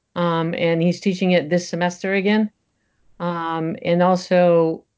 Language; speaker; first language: English; early bilingual, other home language; French